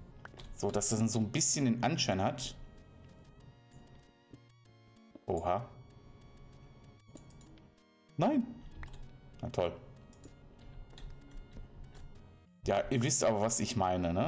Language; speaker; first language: German; native; German